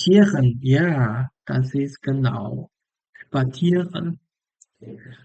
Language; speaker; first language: German; non-native, learner; English